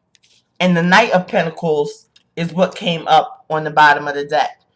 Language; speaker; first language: English; native; English